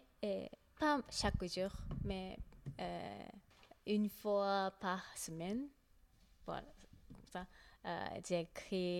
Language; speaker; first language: French; non-native, learner; Japanese